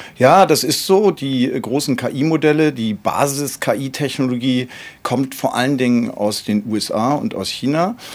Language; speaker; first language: German; native; German